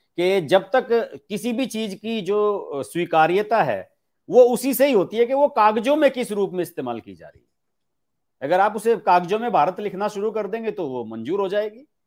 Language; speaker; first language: Hindi; native; Hindi